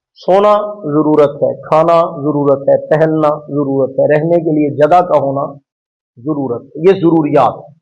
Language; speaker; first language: Urdu; non-native, local second language; Punjabi